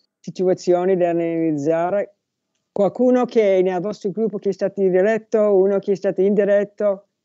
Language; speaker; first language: Italian; non-native, learner; English